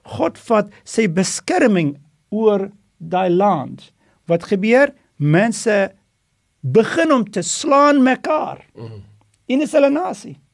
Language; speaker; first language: Afrikaans; non-native, fluent; Dutch